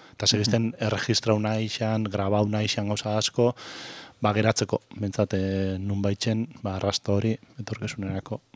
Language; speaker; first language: Basque; native; Basque